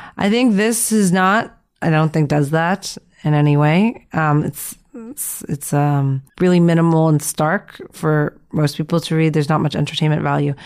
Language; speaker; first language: English; early bilingual, other home language; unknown